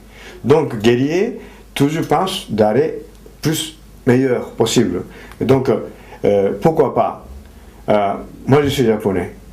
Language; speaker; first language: French; non-native, fluent; Japanese